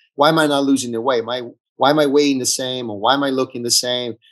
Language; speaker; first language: English; early bilingual, other home language; Italian